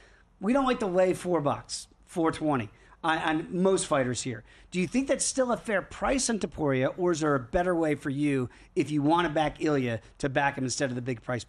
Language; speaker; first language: English; native; English